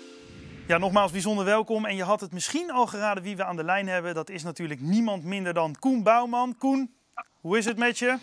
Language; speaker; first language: Dutch; native; Dutch